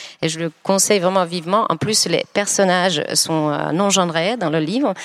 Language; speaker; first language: French; non-native, fluent; Finnish